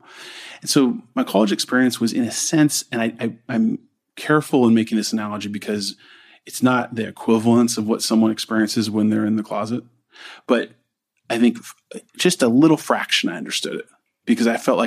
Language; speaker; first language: English; native; English